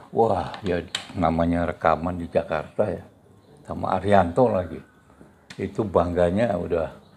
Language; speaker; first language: Indonesian; native; Indonesian